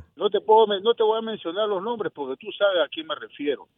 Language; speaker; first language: Spanish; native; Spanish